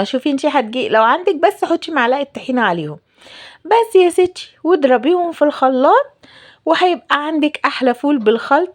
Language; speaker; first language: Arabic; native; Arabic